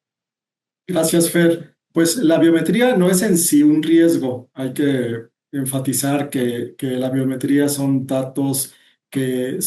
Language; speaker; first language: Spanish; native; Spanish